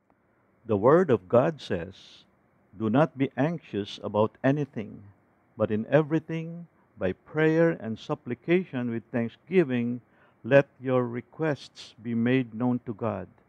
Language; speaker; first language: English; non-native, local second language; Filipino